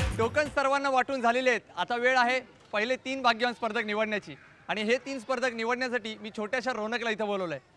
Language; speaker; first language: Marathi; native; Marathi